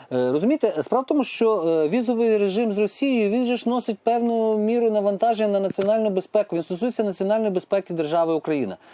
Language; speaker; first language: Ukrainian; native; Ukrainian